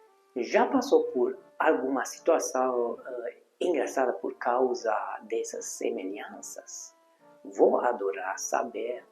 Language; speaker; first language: Portuguese; non-native, fluent; Hungarian